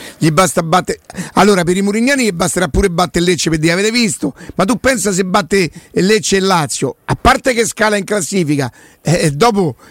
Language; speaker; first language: Italian; native; Italian